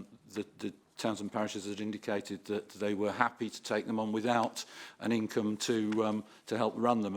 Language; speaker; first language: English; native; English